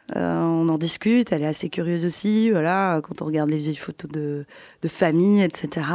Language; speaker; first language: French; early bilingual, other home language; Arabic